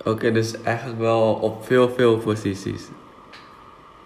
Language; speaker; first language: Dutch; non-native, fluent; Indonesian